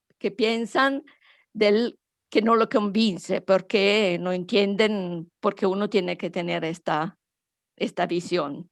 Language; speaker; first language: Spanish; non-native, fluent; Italian